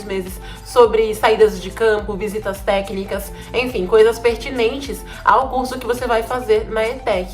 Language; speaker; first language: Portuguese; native; Portuguese